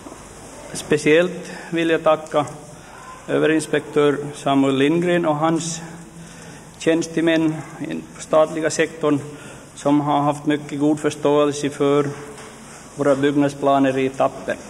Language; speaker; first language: Swedish; native; Swedish